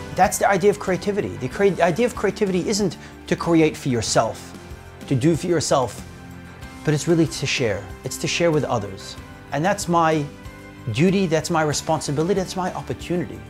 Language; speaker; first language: English; native; English